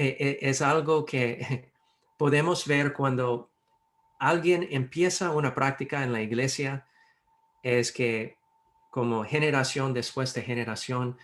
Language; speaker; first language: Spanish; non-native, fluent; English